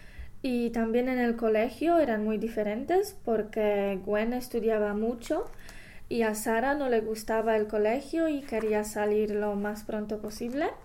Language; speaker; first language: Spanish; non-native, fluent; English